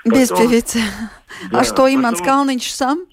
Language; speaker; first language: Russian; native; Russian